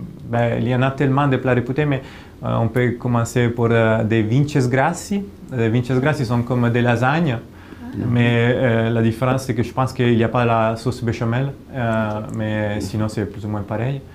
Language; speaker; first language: French; non-native, fluent; Italian